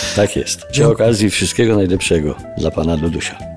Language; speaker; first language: Polish; native; Polish